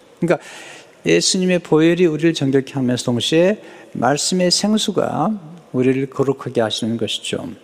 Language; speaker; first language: Korean; native; Korean